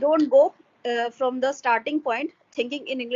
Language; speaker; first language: English; non-native, local second language; Hindi